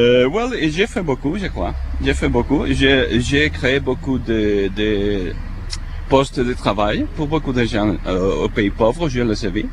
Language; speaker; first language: French; non-native, fluent; Spanish